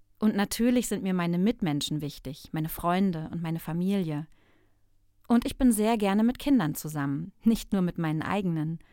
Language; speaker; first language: German; non-native, fluent; Turkish